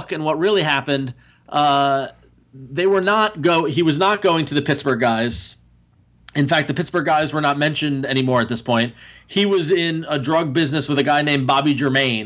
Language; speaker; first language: English; native; English